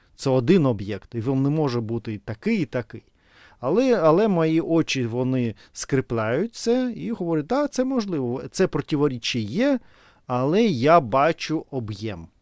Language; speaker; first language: Ukrainian; non-native, fluent; Russian